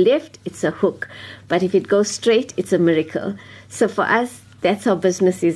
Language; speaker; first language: English; native; English